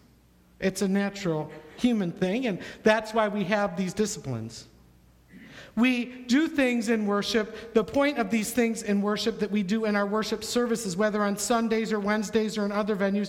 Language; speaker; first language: English; native; English